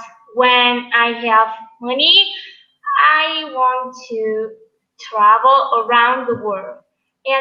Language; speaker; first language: English; non-native, learner; Vietnamese